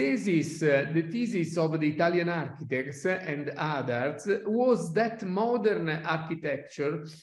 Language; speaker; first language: English; non-native, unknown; Italian